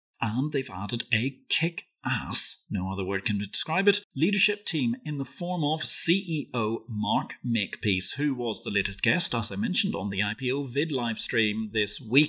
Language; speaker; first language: English; native; English